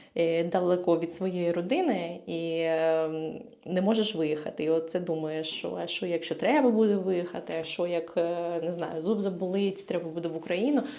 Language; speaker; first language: Ukrainian; native; Ukrainian